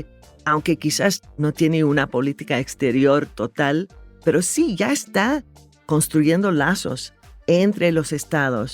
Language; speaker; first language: Spanish; non-native, fluent; English